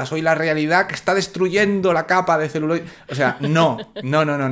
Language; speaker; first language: Spanish; native; Spanish